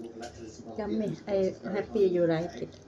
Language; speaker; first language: English; non-native, learner; Thai